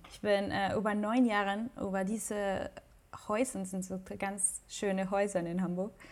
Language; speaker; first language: German; non-native, fluent; Spanish